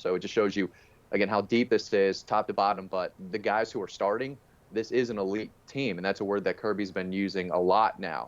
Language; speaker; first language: English; native; English